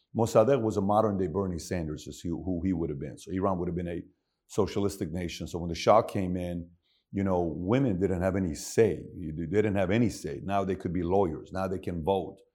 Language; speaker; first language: English; early bilingual, other home language; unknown